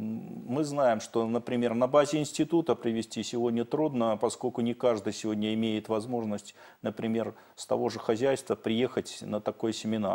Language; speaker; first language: Russian; native; Russian